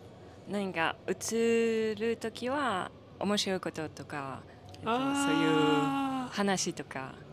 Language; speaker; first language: Japanese; non-native, fluent; French